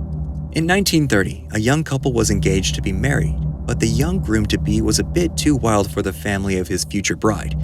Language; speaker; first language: English; native; English